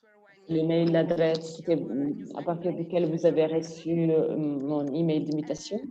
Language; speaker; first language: French; non-native, fluent; Italian